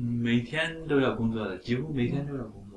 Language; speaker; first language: Chinese; native; Chinese